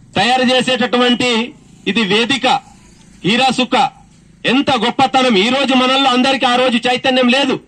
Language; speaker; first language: Telugu; non-native, local second language; Gondi